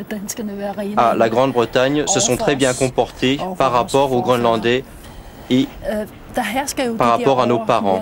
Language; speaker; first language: French; non-native, fluent; Kalaallisut